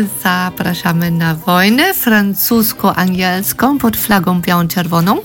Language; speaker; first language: Polish; non-native, fluent; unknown